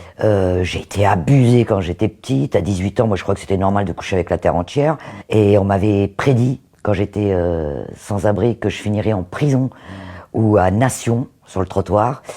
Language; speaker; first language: French; native; French